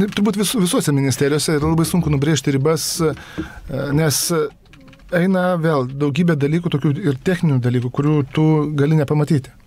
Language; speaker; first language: Lithuanian; native; Lithuanian